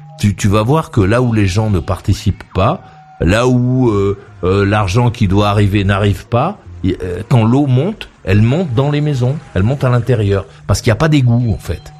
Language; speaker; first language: French; native; French